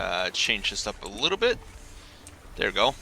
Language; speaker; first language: English; native; English